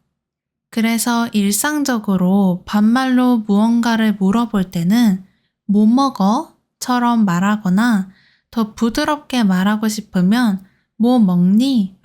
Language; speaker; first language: Korean; native; Korean